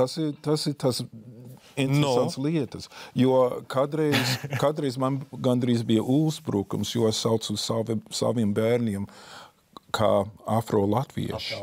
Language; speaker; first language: Latvian; non-native, fluent; English